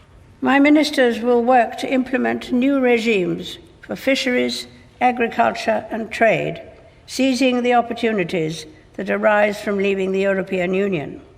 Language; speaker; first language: English; native; English